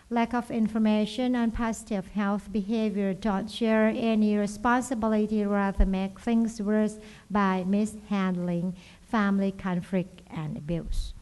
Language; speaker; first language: English; non-native, learner; Thai